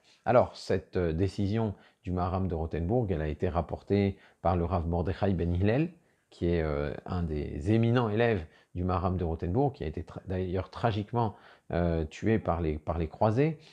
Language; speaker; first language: French; native; French